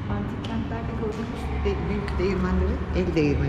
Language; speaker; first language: Turkish; native; Turkish